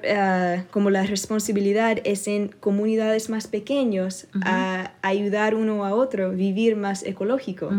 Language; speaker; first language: Spanish; early bilingual, other home language; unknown